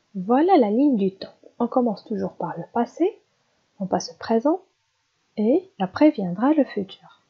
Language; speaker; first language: French; non-native, local second language; Arabic